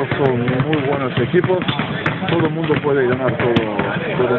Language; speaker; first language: Spanish; non-native, fluent; Serbian